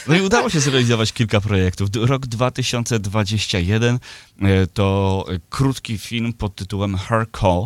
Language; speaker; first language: Polish; native; Polish